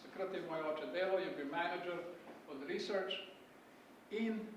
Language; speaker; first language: Slovenian; early bilingual, heritage; Slovenian